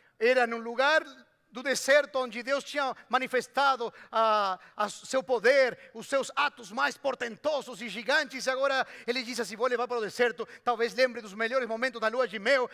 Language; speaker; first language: Portuguese; non-native, fluent; Spanish